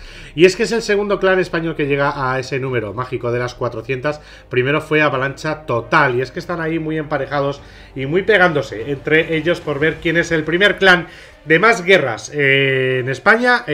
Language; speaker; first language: Spanish; native; Spanish